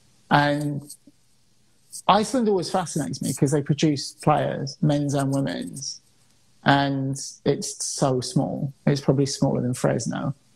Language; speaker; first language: English; native; English